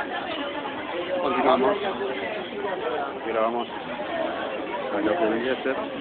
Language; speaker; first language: Spanish; native; Spanish